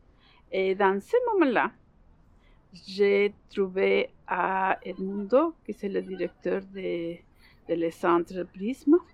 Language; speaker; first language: French; non-native, learner; Spanish